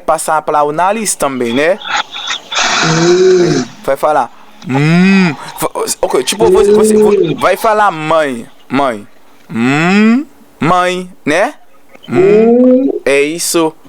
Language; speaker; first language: Portuguese; non-native, learner; Haitian Creole